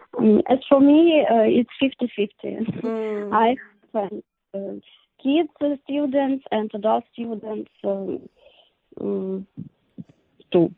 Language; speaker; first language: English; non-native, learner; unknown